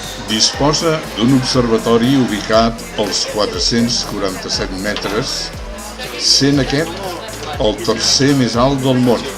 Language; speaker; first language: Catalan; native; Catalan